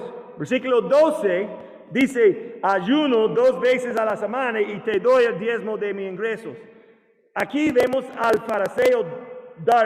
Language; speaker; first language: Spanish; non-native, learner; English